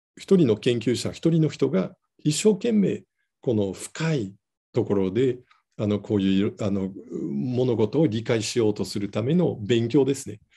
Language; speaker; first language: Japanese; non-native, fluent; Dutch